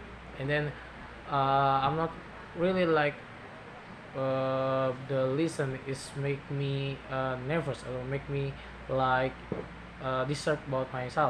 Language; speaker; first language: English; non-native, learner; Indonesian